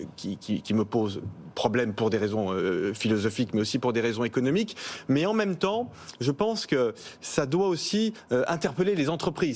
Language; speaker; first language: French; native; French